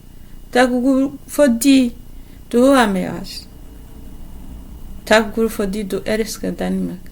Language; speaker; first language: Danish; non-native, learner; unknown